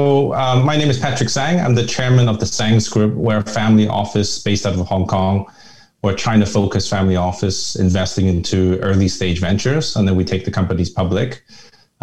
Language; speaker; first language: English; non-native, local second language; Hakka Chinese